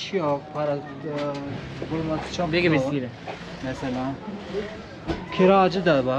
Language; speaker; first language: Turkish; non-native, learner; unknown